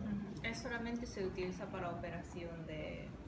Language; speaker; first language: Spanish; non-native, fluent; Japanese